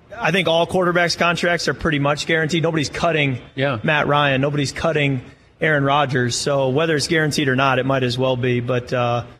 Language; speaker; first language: English; native; English